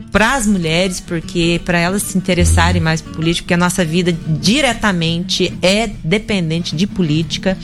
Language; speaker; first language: Portuguese; non-native, local second language; Russian